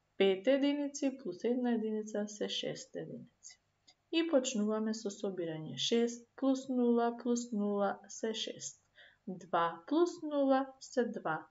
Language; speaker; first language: Macedonian; native; Macedonian